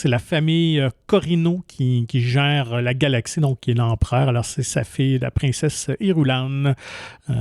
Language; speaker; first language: French; native; French